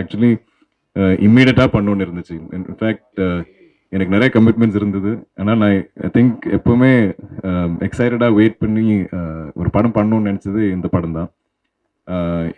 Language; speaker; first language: Tamil; non-native, local second language; Malayalam